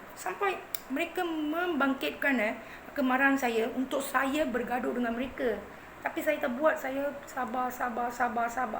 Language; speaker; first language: Malay; non-native, local second language; Tamil